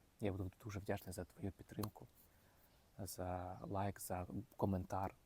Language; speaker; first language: Ukrainian; non-native, local second language; Russian